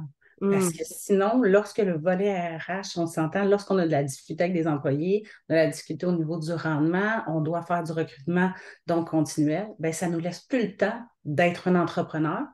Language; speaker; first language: French; native; French